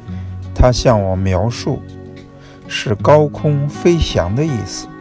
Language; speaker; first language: Chinese; native; Chinese